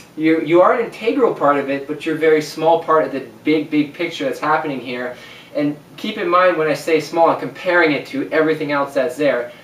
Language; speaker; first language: English; native; English